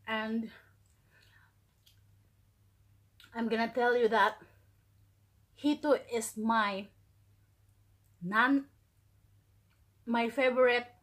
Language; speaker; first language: English; non-native, local second language; Filipino